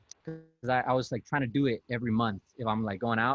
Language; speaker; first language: English; native; English